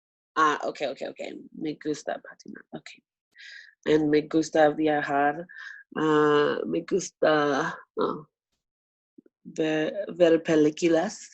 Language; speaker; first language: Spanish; non-native, learner; English